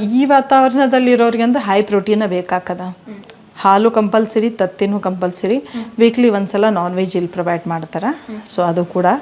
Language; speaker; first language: Kannada; native; Kannada